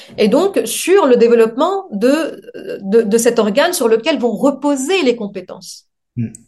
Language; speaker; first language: French; non-native, local second language; Arabic